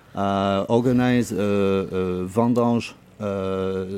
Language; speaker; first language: English; non-native, fluent; French